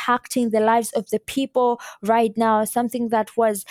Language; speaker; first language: English; non-native, local second language; Ganda